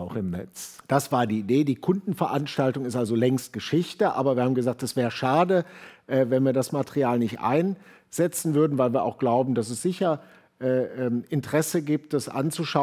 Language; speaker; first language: German; native; German